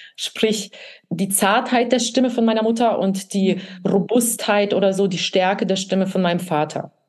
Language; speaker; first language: German; early bilingual, other home language; Russian